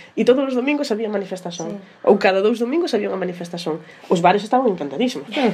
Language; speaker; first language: Galician; non-native, local second language; Spanish